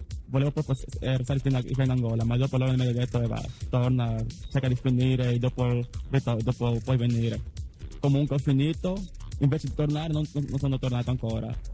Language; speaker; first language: Italian; non-native, fluent; Portuguese